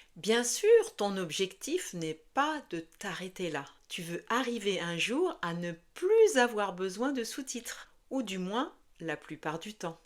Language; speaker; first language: French; native; French